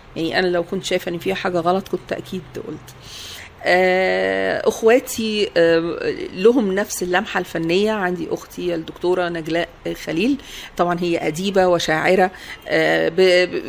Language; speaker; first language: Arabic; native; Arabic